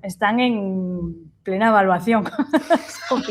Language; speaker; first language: Spanish; native; Spanish